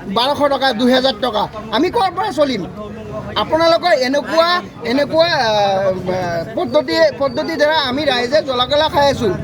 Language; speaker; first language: Assamese; non-native, local second language; Bangla